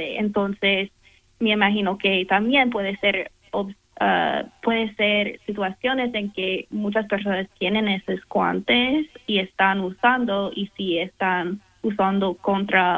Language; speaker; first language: Spanish; non-native, fluent; English